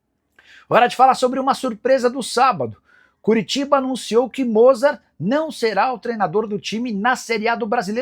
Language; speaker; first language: Portuguese; native; Portuguese